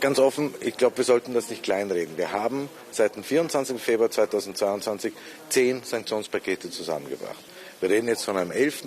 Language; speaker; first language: German; native; German